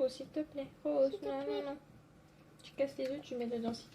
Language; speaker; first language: French; native; French